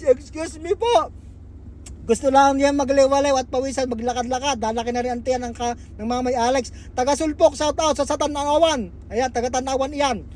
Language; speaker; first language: Filipino; native; Filipino